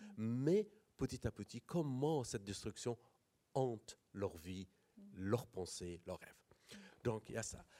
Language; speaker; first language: French; non-native, fluent; Persian